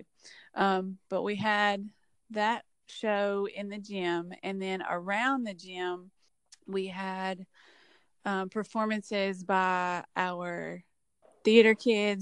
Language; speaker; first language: English; native; English